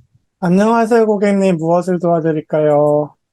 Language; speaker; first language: Korean; native; Korean